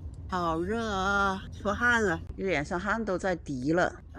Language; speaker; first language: Chinese; native; Chinese